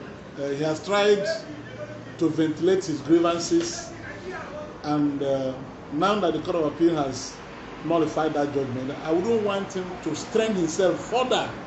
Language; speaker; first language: English; non-native, local second language; Igbo